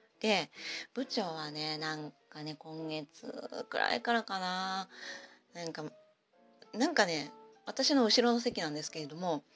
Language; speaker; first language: Japanese; native; Japanese